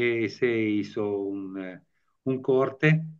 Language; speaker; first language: Spanish; non-native, learner; Italian